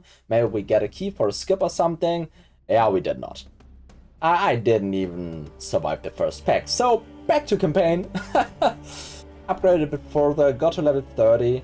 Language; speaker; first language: English; non-native, fluent; German